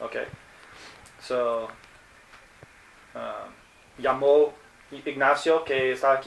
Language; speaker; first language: Spanish; non-native, learner; English